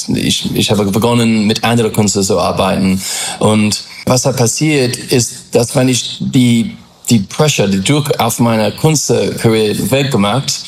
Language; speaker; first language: German; non-native, fluent; English